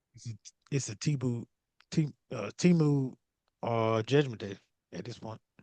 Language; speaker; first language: English; native; English